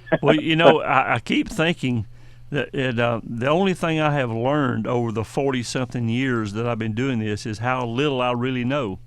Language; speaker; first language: English; native; English